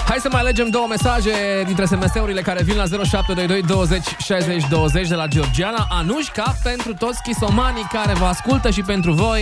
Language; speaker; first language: Romanian; native; Romanian